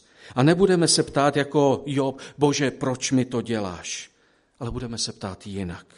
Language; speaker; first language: Czech; native; Czech